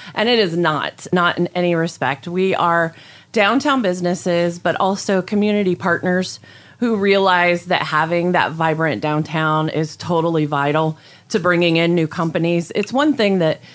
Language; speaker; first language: English; native; English